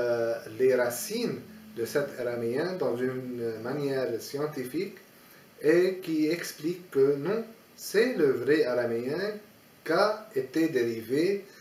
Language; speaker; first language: French; non-native, fluent; Aramaic